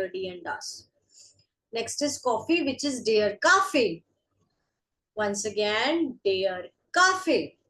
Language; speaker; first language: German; non-native, fluent; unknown